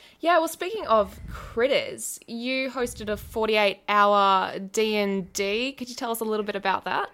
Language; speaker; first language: English; native; English